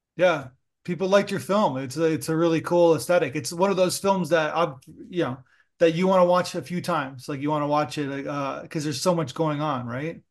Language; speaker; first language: English; early bilingual, other home language; Italian